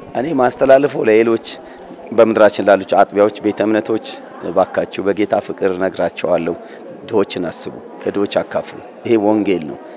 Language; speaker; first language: Amharic; native; Amharic